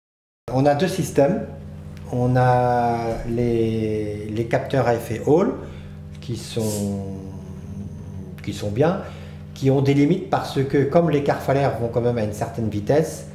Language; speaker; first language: French; native; French